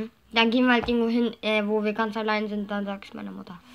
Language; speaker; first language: German; native; German